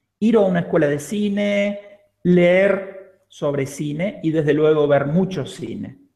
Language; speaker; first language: Spanish; native; Spanish